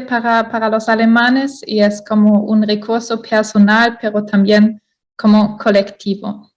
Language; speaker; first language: Spanish; non-native, fluent; German